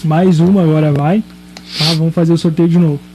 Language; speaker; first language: Portuguese; native; Portuguese